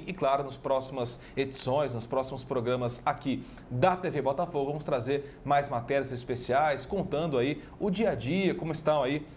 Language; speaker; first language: Portuguese; native; Portuguese